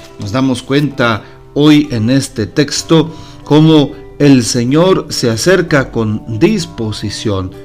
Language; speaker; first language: Spanish; native; Spanish